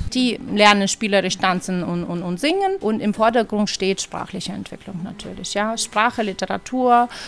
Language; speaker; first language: German; non-native, fluent; Ukrainian